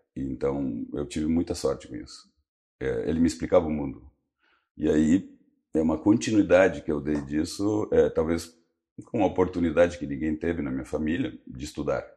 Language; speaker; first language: Portuguese; early bilingual, other home language; Spanish